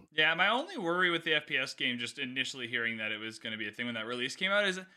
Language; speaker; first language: English; native; English